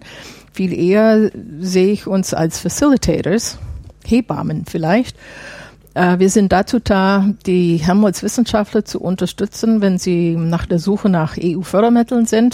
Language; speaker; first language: German; non-native, fluent; English